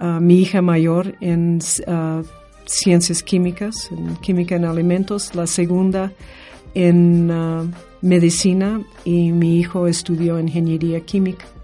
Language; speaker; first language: Spanish; non-native, fluent; English